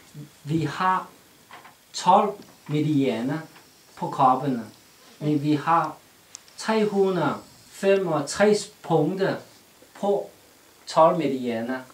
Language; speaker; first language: Danish; non-native, learner; Chinese